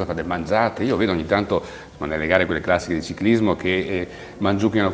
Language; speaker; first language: Italian; native; Italian